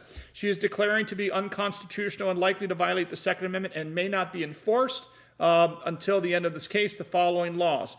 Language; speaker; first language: English; native; English